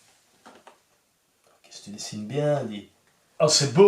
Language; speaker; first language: French; native; French